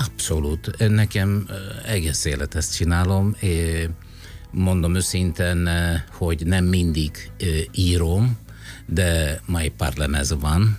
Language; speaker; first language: Hungarian; non-native, fluent; Italian